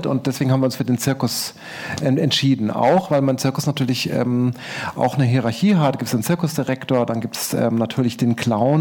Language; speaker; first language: German; native; German